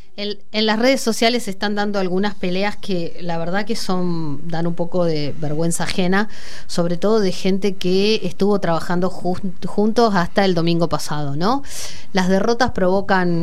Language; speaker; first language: Spanish; native; Spanish